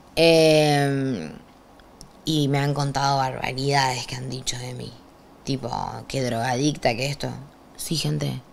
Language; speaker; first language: Spanish; native; Spanish